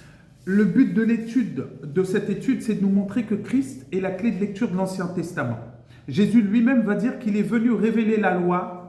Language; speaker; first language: French; native; French